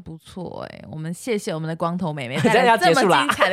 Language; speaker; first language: Chinese; native; Chinese